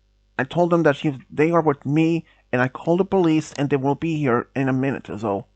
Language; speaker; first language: English; non-native, fluent; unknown